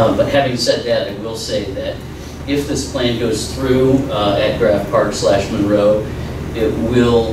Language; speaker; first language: English; native; English